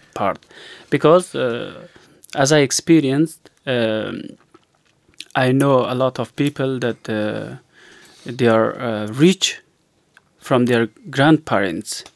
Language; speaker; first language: English; non-native, learner; Persian